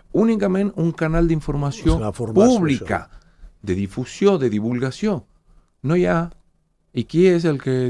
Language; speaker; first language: Catalan; non-native, fluent; Spanish